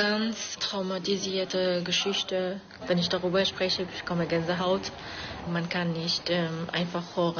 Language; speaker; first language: German; non-native, fluent; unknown